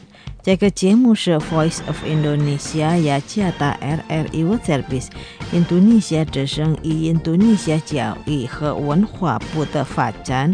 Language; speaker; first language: Chinese; non-native, fluent; Indonesian